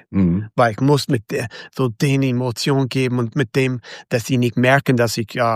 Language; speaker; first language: German; non-native, fluent; English